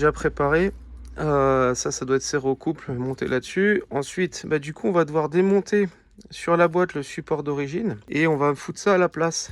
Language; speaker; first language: French; native; French